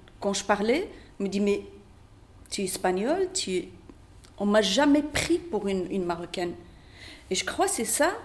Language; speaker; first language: French; non-native, local second language; Berber languages